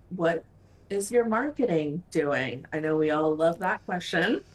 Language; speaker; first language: English; non-native, fluent; Spanish